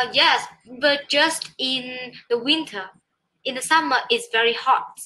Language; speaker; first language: English; non-native, learner; Vietnamese